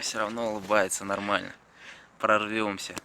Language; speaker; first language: Russian; native; Russian